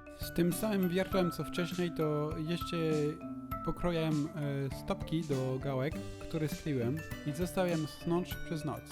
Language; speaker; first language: Polish; non-native, learner; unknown